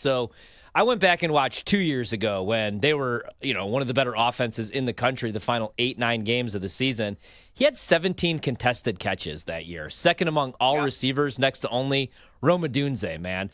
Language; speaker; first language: English; native; English